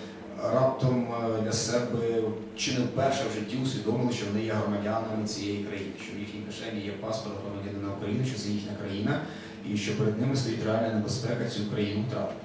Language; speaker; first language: Ukrainian; native; Ukrainian